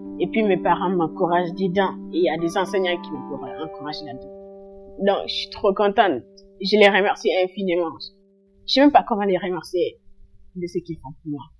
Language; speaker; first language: French; non-native, learner; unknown